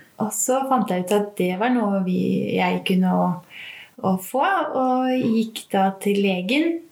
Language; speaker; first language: Norwegian; native; Norwegian